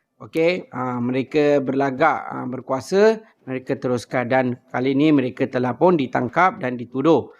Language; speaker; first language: Malay; native; Malay